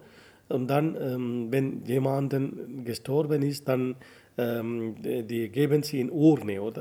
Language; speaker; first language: German; non-native, learner; Tamil